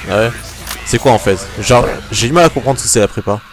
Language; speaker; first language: French; native; French